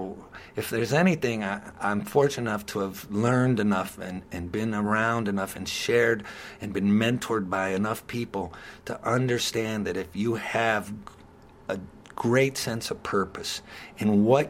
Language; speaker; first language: English; native; English